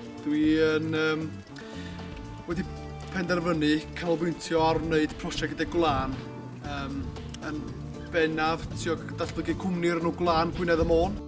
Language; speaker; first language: Welsh; native; Welsh